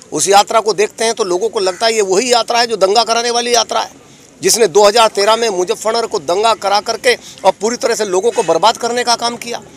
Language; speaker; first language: Hindi; native; Hindi